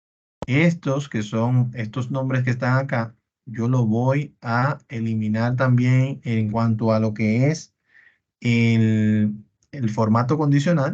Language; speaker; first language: Spanish; native; Spanish